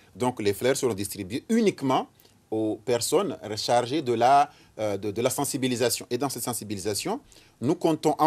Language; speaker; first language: French; non-native, local second language; Ngazidja Comorian